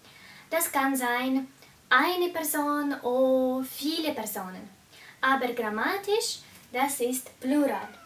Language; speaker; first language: German; non-native, fluent; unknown